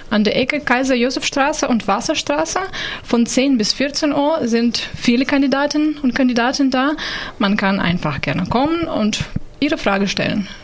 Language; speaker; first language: German; non-native, fluent; Ukrainian